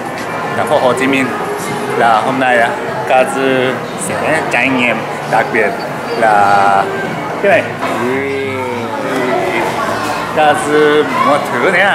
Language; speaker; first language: Vietnamese; non-native, learner; Japanese